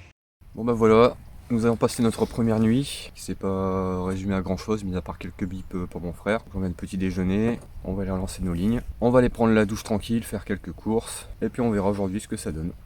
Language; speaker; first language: French; native; French